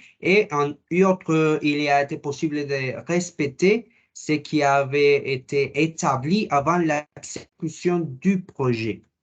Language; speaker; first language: French; non-native, learner; Spanish